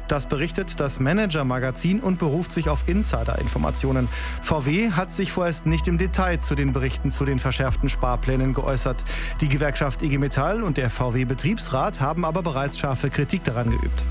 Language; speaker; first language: German; native; German